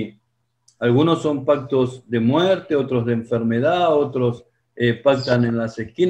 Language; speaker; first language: Spanish; non-native, fluent; Portuguese